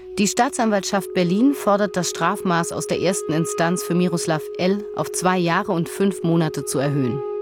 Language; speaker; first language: German; native; German